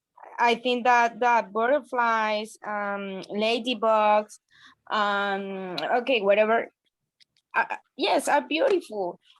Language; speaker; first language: English; non-native, learner; Spanish